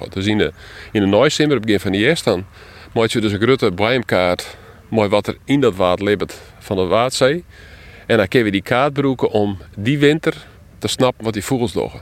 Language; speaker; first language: Dutch; non-native, local second language; Western Frisian